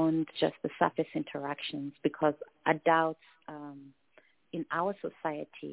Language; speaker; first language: English; non-native, local second language; Tumbuka